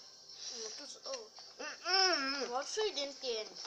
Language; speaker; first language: Chinese; early bilingual, heritage; Chinese